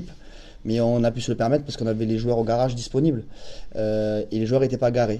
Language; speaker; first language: French; native; French